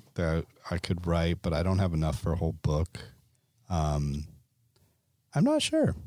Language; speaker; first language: English; native; English